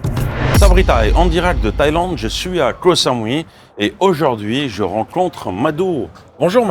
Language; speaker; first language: French; native; French